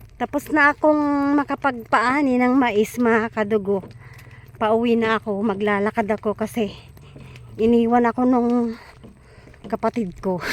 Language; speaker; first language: Filipino; non-native, local second language; Iloko